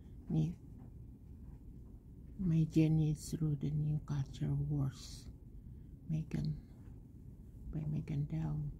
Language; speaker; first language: English; non-native, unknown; Indonesian